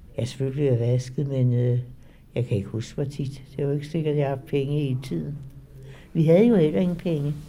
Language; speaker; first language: Danish; native; Danish